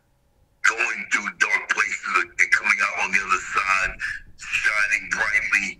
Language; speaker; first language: English; native; English